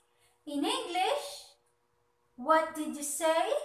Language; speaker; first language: English; non-native, local second language; Cebuano